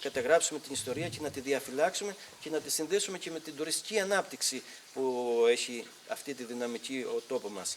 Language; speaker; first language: Greek; native; Greek